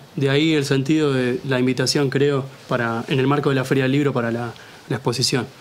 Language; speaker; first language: Spanish; native; Spanish